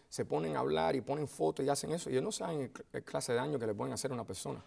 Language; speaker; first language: Spanish; early bilingual, heritage; Spanish